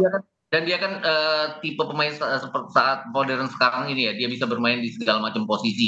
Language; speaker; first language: Indonesian; native; Indonesian